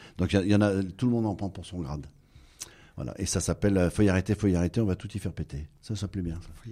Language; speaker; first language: French; native; French